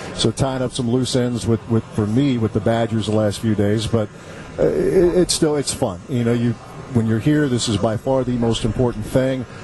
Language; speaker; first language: English; native; English